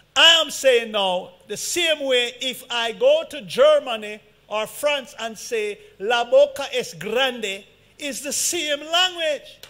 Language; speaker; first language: English; native; English